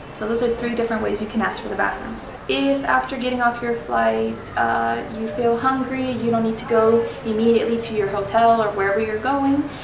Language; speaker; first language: English; early bilingual, other home language; Spanish